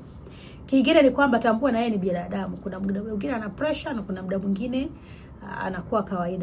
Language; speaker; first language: Swahili; native; Swahili